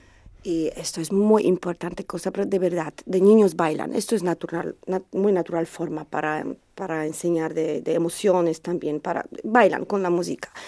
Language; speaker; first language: Spanish; non-native, learner; Polish